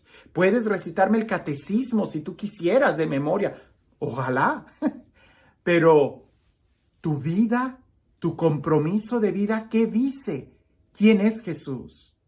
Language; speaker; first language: Spanish; native; Spanish